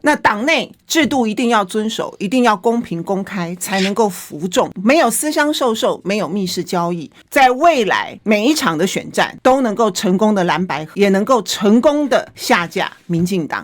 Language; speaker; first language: Chinese; native; Chinese